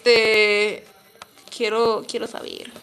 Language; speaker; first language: Spanish; non-native, learner; English